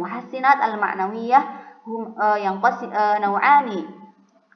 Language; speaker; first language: Arabic; non-native, fluent; Indonesian